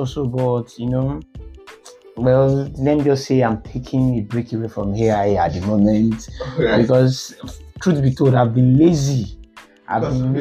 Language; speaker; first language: English; non-native, local second language; Yoruba